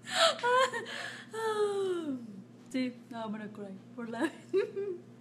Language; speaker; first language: English; non-native, fluent; Spanish